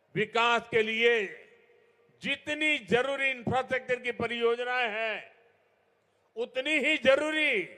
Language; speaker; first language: Hindi; non-native, local second language; Gujarati